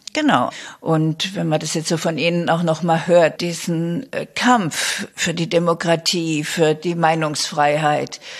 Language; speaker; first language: German; native; German